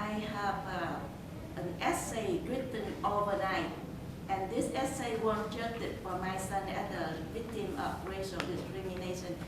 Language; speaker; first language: English; non-native, learner; Vietnamese